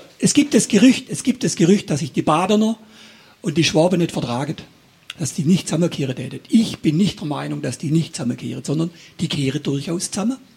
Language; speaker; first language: German; native; German